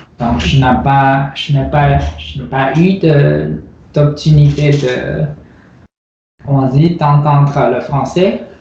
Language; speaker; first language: French; non-native, learner; Chinese